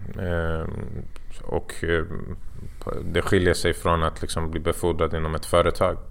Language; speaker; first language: Swedish; early bilingual, other home language; Persian